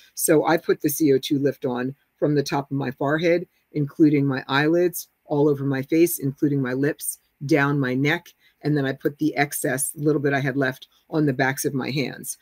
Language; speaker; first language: English; native; English